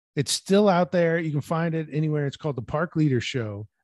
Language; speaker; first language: English; native; English